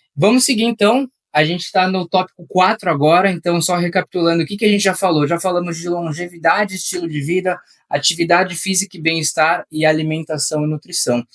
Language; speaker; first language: Portuguese; early bilingual, other home language; Spanish